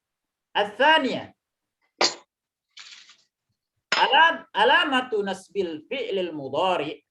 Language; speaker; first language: Arabic; non-native, fluent; Indonesian